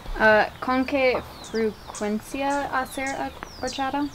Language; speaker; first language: Spanish; non-native, learner; English